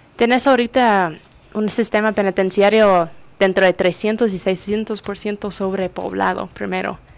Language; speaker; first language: Spanish; non-native, fluent; English